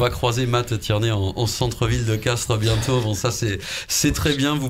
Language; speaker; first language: French; native; French